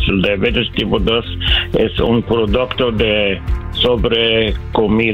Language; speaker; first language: Spanish; non-native, learner; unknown